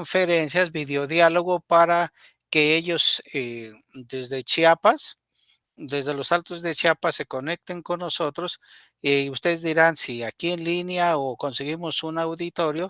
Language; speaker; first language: Spanish; native; Spanish